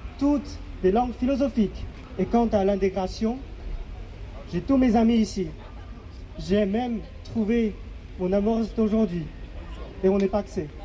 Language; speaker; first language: French; non-native, fluent; Mongolian